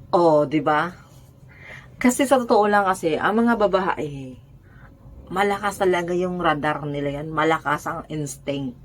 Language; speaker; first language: Filipino; native; Filipino